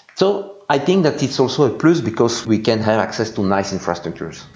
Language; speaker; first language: English; non-native, fluent; French